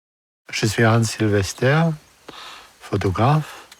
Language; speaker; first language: French; non-native, fluent; German